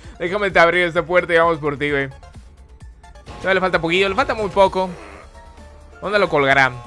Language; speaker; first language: Spanish; native; Spanish